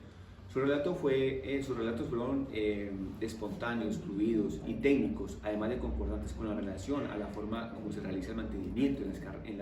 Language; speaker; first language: Spanish; native; Spanish